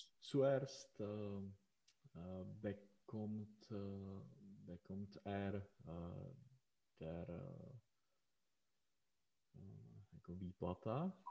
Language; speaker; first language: German; non-native, learner; Czech